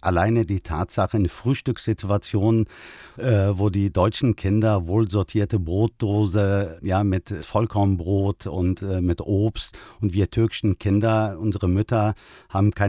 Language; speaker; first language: German; early bilingual, other home language; Turkish